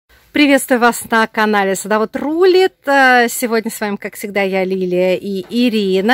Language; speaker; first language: Russian; native; Russian